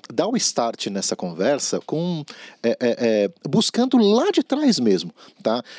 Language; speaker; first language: Portuguese; native; Portuguese